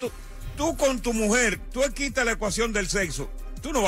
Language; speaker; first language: Spanish; native; Spanish